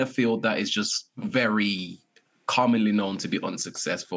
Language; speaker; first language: English; native; English